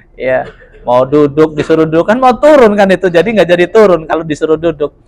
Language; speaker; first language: Indonesian; non-native, local second language; Javanese